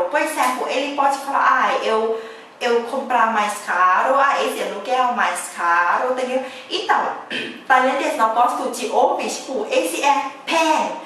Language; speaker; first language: Portuguese; non-native, learner; Thai